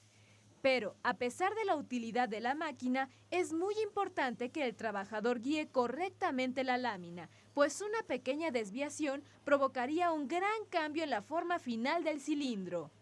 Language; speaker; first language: Spanish; native; Spanish